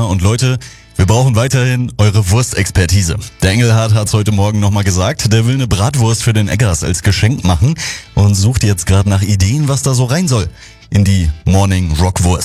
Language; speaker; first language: German; native; German